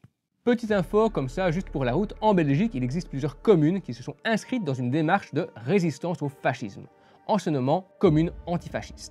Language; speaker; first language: French; native; French